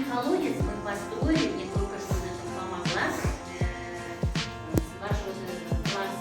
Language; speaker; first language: Russian; non-native, local second language; Kazakh